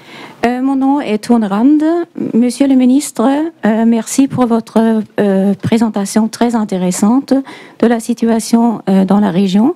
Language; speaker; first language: French; non-native, fluent; Norwegian